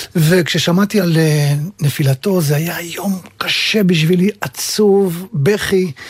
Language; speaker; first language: Hebrew; early bilingual, other home language; Arabic